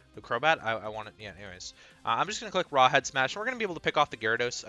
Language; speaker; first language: English; native; English